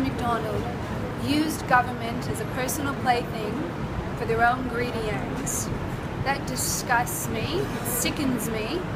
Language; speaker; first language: English; native; English